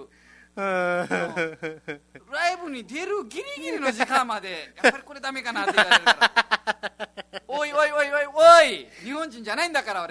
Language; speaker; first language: Japanese; non-native, fluent; Nepali